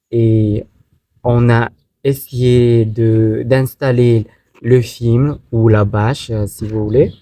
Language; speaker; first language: French; non-native, fluent; Thai